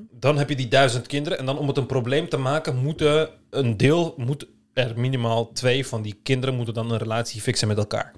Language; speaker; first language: Dutch; early bilingual, other home language; Turkish